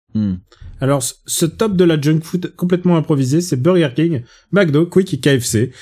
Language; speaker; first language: French; native; French